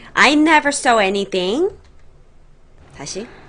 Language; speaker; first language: English; non-native, fluent; Korean